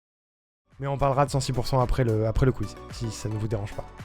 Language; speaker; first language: French; native; French